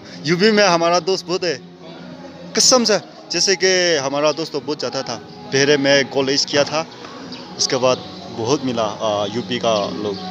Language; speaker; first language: Hindi; non-native, local second language; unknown